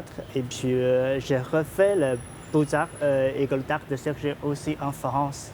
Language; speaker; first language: French; non-native, fluent; Chinese